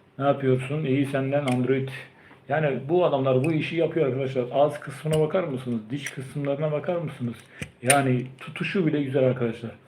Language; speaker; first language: Turkish; early bilingual, heritage; Turkish